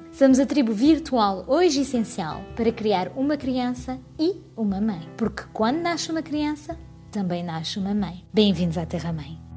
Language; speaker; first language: Portuguese; early bilingual, heritage; French